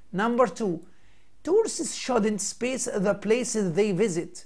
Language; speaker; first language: English; non-native, fluent; Arabic